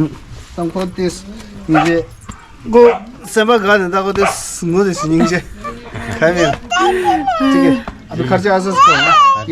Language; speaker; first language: Hindi; non-native, local second language; Tibetan